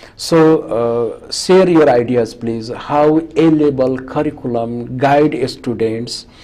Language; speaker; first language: English; non-native, local second language; Nepali